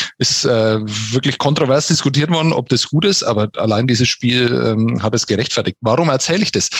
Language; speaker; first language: German; native; German